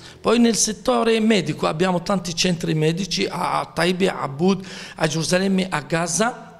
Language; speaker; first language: Italian; non-native, fluent; Arabic